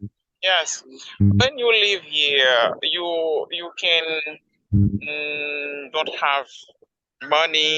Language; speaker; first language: English; non-native, learner; Haitian Creole